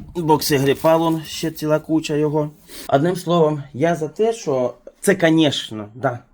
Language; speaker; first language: Ukrainian; native; Ukrainian